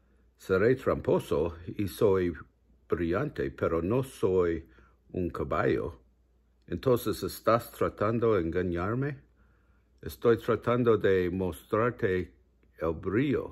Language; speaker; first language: Spanish; non-native, learner; English